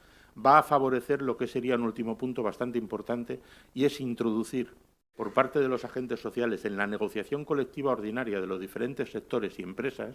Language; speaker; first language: Spanish; native; Spanish